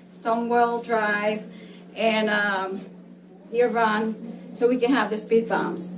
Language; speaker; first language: English; non-native, fluent; Spanish